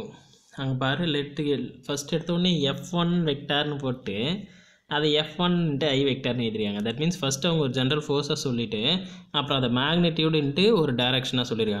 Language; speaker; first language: Tamil; native; Tamil